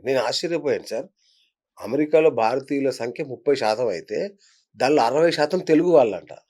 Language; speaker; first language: Telugu; native; Telugu